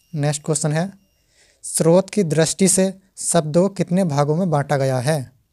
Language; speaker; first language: Hindi; native; Hindi